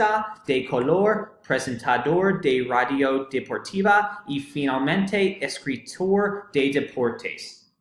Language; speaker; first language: Spanish; non-native, learner; English